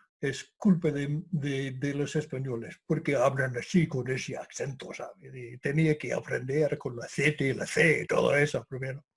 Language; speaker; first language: Spanish; non-native, fluent; English